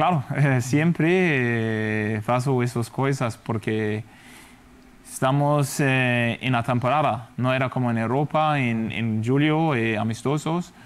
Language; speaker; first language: Spanish; non-native, fluent; Danish